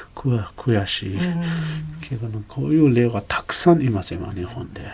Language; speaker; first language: Japanese; non-native, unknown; Uyghur